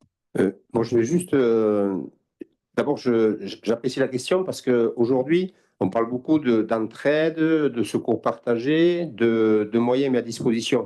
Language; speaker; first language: French; native; French